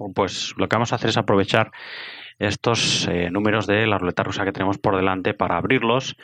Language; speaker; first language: Spanish; native; Spanish